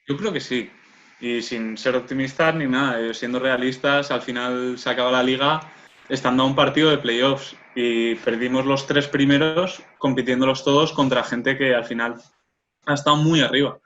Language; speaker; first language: Spanish; non-native, local second language; Catalan